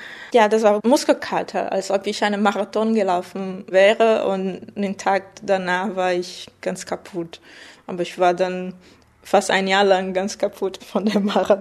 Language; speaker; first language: German; non-native, fluent; Portuguese